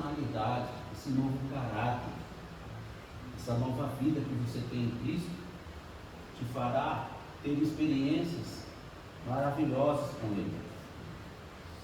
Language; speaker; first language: Portuguese; native; Portuguese